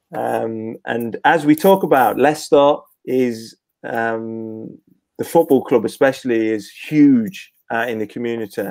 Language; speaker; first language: English; native; English